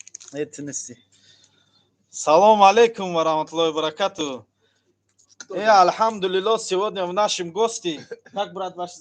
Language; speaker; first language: Russian; non-native, learner; Tajik